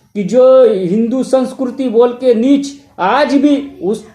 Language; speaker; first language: Hindi; non-native, local second language; Marathi